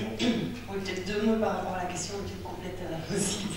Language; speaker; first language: French; native; French